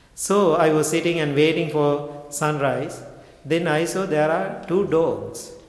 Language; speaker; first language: English; non-native, local second language; Sinhala